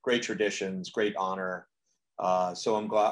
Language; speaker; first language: English; native; English